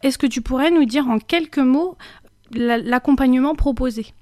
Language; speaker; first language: French; native; French